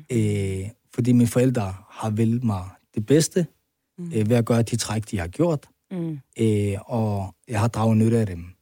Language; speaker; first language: Danish; early bilingual, other home language; Arabic